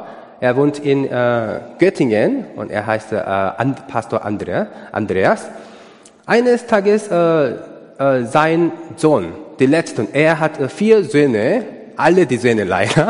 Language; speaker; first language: German; non-native, learner; Korean